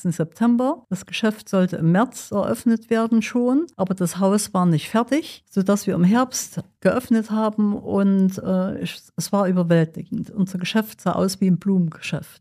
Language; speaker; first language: German; early bilingual, other home language; Italian